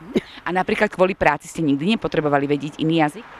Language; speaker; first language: Slovak; native; Slovak